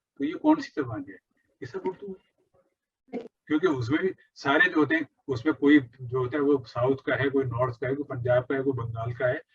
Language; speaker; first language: Urdu; native; Urdu